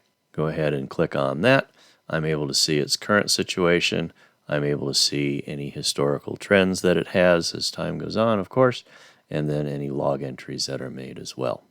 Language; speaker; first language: English; native; English